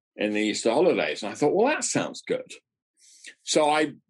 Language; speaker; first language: English; native; English